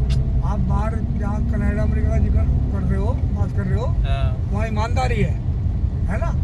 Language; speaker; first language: Hindi; native; Hindi